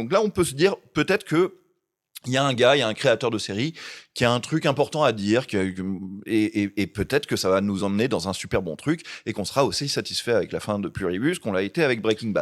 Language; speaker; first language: French; native; French